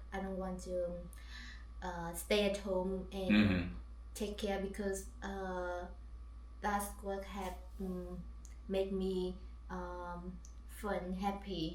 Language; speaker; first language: English; non-native, learner; Vietnamese